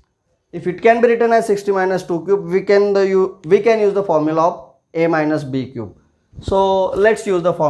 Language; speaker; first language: English; non-native, local second language; Marathi